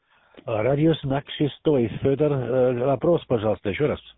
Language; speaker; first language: Russian; non-native, learner; German